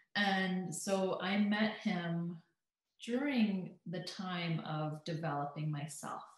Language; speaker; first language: English; native; English